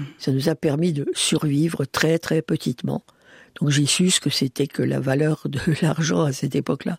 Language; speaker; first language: French; early bilingual, other home language; Hungarian